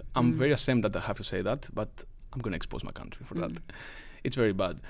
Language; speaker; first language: English; non-native, fluent; Greek